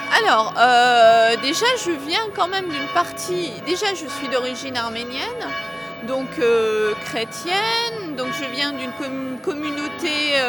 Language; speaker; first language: French; early bilingual, other home language; Armenian